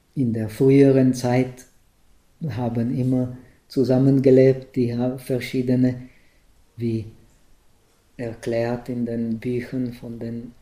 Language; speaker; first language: German; non-native, fluent; Czech